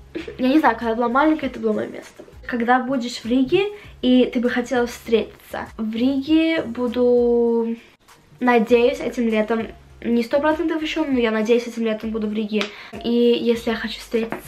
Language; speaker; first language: Russian; early bilingual, heritage; Russian